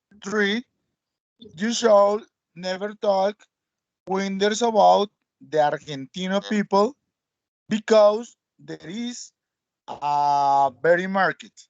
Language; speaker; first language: English; non-native, learner; Spanish